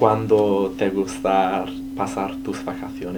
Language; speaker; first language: Spanish; non-native, learner; English